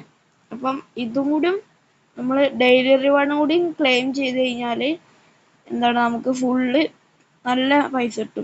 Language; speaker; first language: Malayalam; native; Malayalam